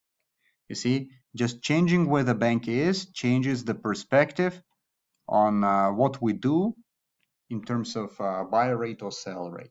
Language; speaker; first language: English; non-native, fluent; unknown